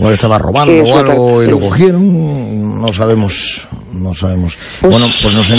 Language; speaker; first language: Spanish; native; Spanish